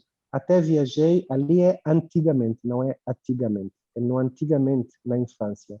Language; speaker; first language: Portuguese; native; Portuguese